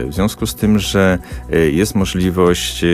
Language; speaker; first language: Polish; native; Polish